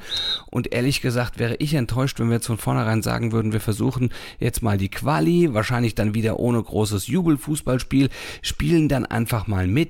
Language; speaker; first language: German; native; German